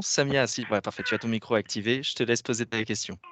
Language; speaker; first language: French; native; French